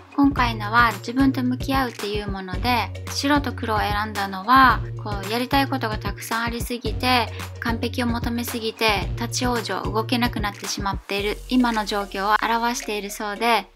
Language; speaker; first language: Japanese; native; Japanese